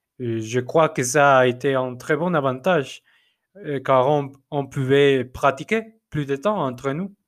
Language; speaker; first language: French; non-native, fluent; Spanish